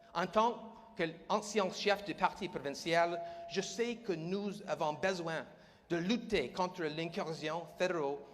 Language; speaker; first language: French; non-native, learner; English